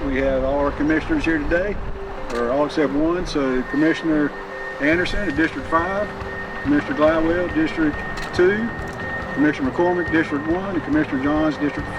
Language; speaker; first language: English; native; English